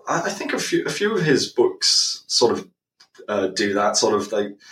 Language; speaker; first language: English; native; English